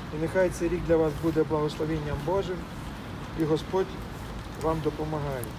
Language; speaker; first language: Ukrainian; non-native, local second language; Russian